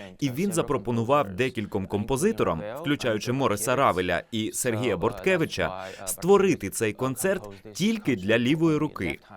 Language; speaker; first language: Ukrainian; non-native, fluent; Chinese